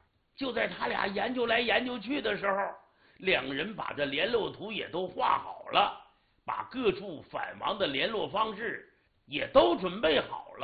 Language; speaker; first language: Chinese; native; Chinese